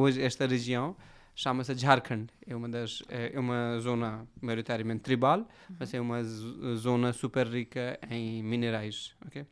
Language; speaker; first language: Portuguese; non-native, fluent; Hindi